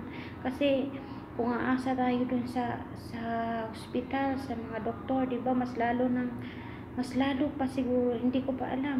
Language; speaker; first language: Filipino; non-native, local second language; Cebuano